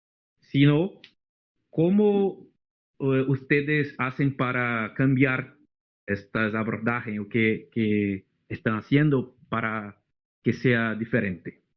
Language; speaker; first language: Spanish; non-native, fluent; Portuguese